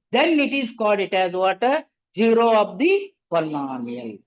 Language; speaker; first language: English; non-native, local second language; Kannada